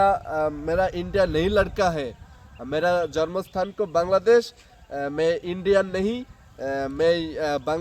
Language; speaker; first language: Hindi; non-native, learner; Bangla